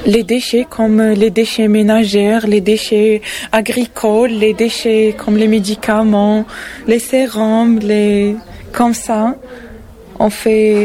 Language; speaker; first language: French; non-native, local second language; Arabic